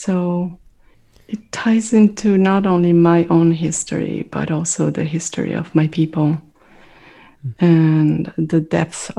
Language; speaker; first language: English; non-native, fluent; French